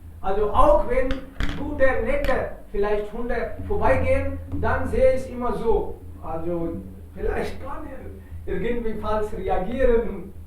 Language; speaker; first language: German; non-native, fluent; Hindi